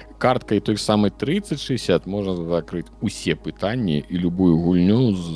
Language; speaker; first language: Belarusian; non-native, local second language; Russian